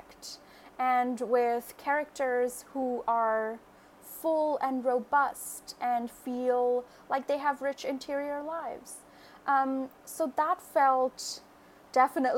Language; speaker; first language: English; non-native, local second language; Bangla